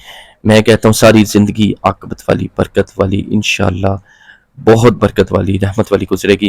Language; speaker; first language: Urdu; non-native, local second language; Punjabi